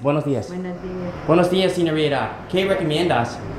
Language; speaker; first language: Spanish; non-native, learner; English